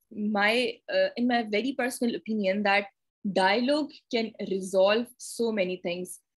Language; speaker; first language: English; non-native, local second language; Urdu